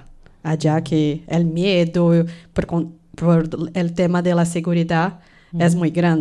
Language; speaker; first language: Spanish; non-native, fluent; Portuguese